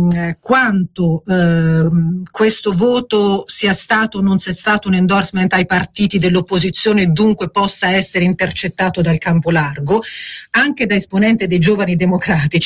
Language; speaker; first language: Italian; native; Italian